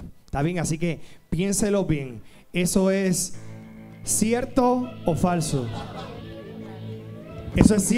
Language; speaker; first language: Spanish; native; Spanish